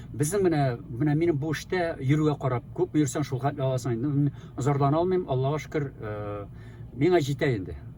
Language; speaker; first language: Tatar; native; Tatar